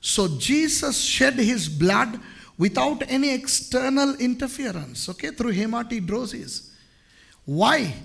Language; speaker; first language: English; non-native, local second language; Tamil